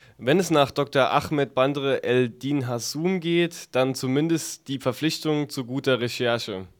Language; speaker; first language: German; native; German